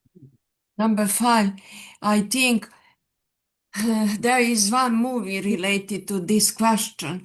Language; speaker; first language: English; non-native, fluent; Serbian